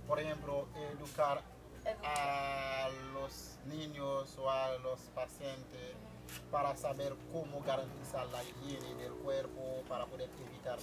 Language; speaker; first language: Spanish; non-native, fluent; Haitian Creole